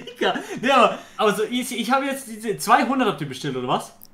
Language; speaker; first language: German; native; German